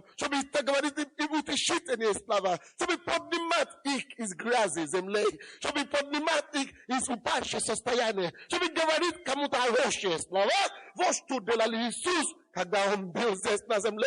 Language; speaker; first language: Russian; non-native, fluent; Yoruba